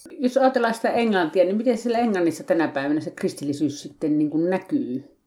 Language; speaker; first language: Finnish; native; Finnish